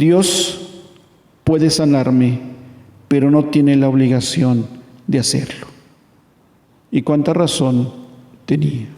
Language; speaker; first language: Spanish; native; Spanish